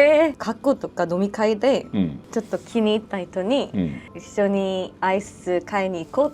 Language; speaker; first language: Japanese; non-native, learner; Korean